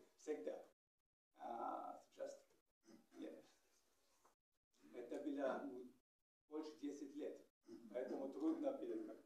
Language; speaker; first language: Russian; non-native, learner; German